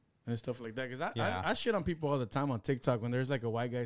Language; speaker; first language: English; early bilingual, other home language; Spanish